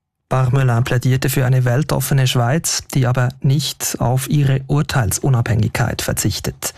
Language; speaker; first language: German; native; German